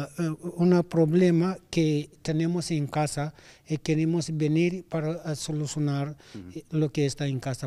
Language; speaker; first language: Spanish; non-native, learner; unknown